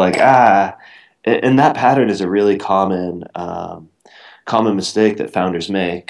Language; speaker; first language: English; native; English